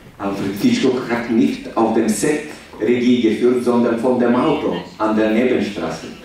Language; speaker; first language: German; non-native, fluent; Bulgarian